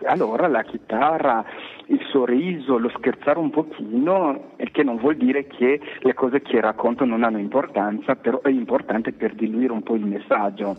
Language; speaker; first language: Italian; non-native, fluent; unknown